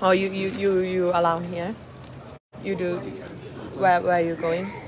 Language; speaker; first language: English; non-native, learner; Thai